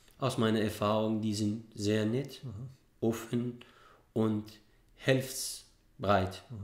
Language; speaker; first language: German; non-native, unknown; Arabic